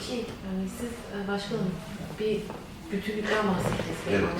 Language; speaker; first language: Turkish; native; Turkish